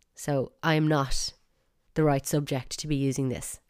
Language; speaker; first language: English; native; English